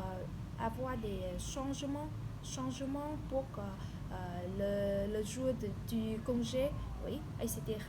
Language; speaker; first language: French; non-native, learner; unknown